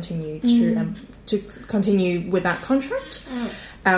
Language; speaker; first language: English; non-native, local second language; Cantonese